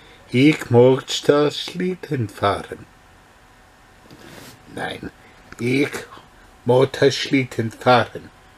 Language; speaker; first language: German; non-native, learner; English